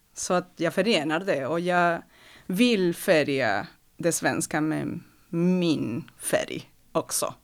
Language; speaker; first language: Swedish; non-native, fluent; Spanish